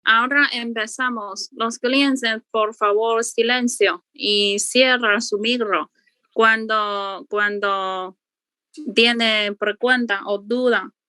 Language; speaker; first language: Spanish; non-native, learner; Chinese